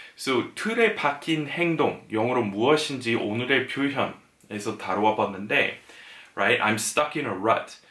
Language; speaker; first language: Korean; non-native, fluent; English